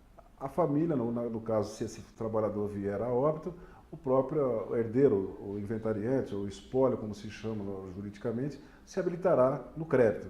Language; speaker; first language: Portuguese; native; Portuguese